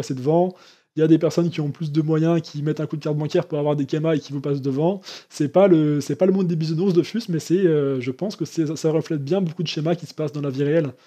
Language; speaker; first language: French; native; French